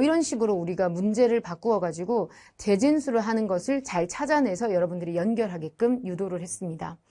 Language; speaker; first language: Korean; native; Korean